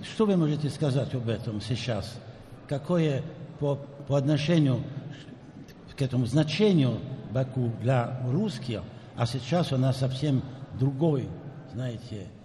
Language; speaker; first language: Russian; non-native, fluent; French